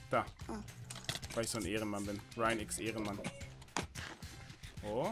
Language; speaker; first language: German; native; German